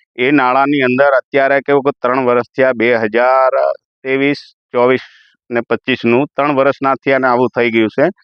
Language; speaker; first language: Gujarati; non-native, local second language; Rathawi